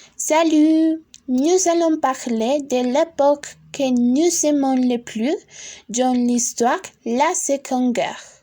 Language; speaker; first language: French; non-native, learner; Spanish